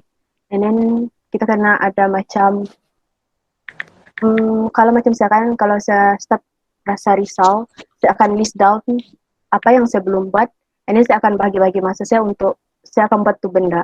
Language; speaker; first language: Malay; native; Malay